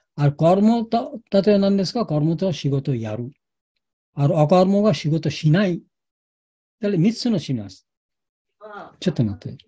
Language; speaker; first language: Japanese; non-native, learner; Bangla